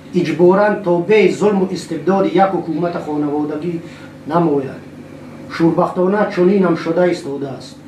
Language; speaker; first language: Tajik; non-native, local second language; Shughni